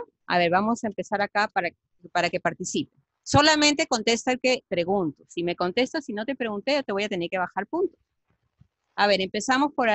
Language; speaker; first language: Spanish; native; Spanish